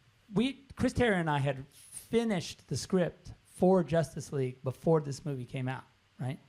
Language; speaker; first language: English; native; English